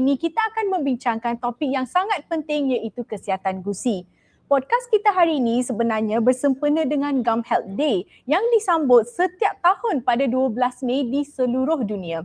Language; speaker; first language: Malay; native; Malay